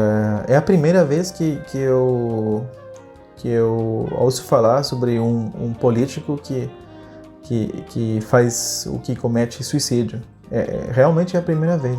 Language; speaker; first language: Portuguese; non-native, fluent; Spanish